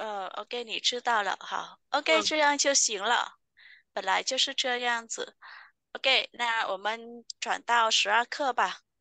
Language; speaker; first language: Chinese; non-native, fluent; Vietnamese